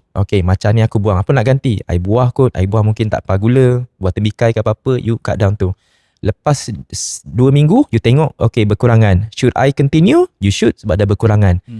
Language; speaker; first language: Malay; native; Malay